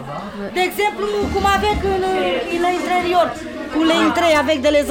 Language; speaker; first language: French; non-native, learner; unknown